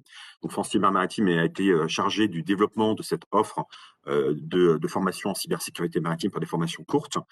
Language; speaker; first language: French; native; French